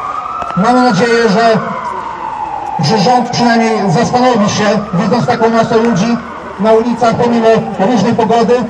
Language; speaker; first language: Polish; native; Polish